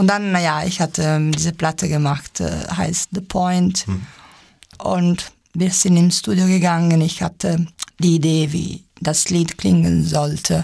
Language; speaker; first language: German; non-native, fluent; Italian